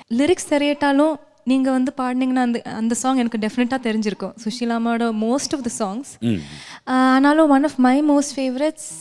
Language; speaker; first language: Tamil; non-native, local second language; Malayalam